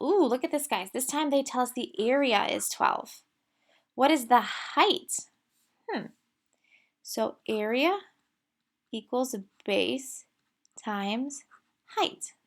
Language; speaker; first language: English; native; English